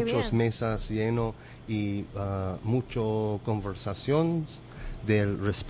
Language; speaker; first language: Spanish; non-native, learner; English